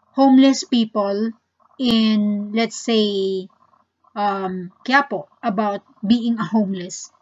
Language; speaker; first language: English; non-native, local second language; Filipino